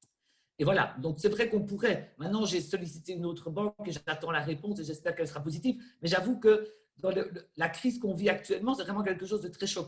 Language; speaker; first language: French; native; French